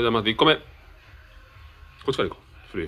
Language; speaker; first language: Japanese; native; Japanese